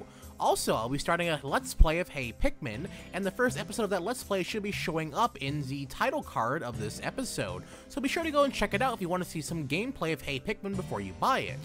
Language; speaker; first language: English; native; English